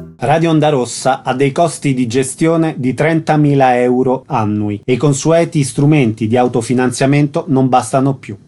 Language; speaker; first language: Italian; native; Italian